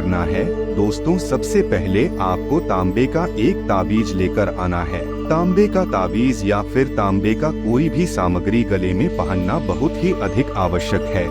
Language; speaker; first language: Hindi; native; Hindi